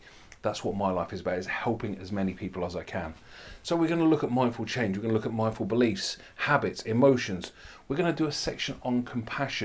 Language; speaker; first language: English; native; English